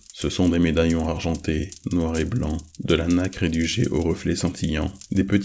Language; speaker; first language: French; native; French